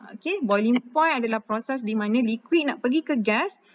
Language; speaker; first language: Malay; native; Malay